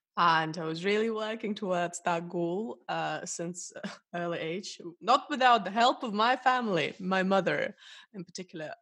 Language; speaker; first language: English; non-native, fluent; Russian